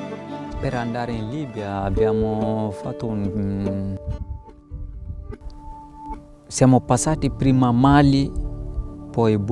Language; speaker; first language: Italian; non-native, fluent; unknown